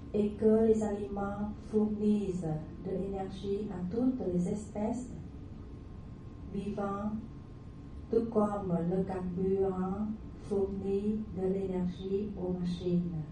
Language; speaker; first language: French; non-native, learner; Vietnamese